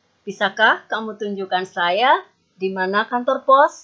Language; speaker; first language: Indonesian; native; Indonesian